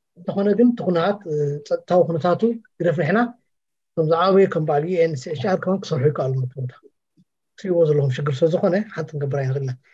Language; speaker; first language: Tigrinya; native; Tigrinya